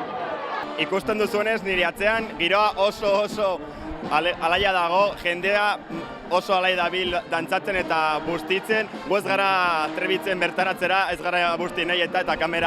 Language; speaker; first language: Basque; native; Basque